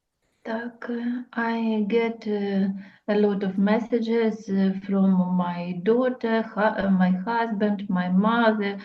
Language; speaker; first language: English; non-native, learner; Russian